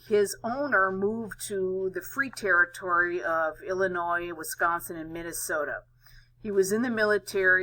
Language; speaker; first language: English; native; English